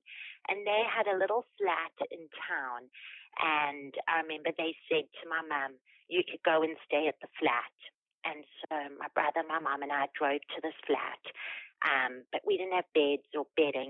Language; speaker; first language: English; native; English